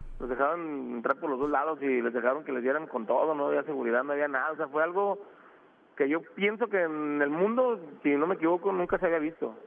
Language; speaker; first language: Spanish; native; Spanish